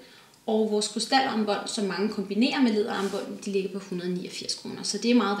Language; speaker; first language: Danish; native; Danish